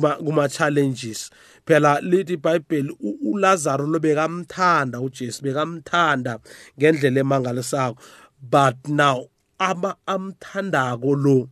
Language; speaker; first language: Zulu; non-native, local second language; South Ndebele